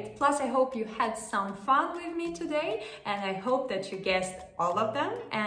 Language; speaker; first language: English; non-native, fluent; Russian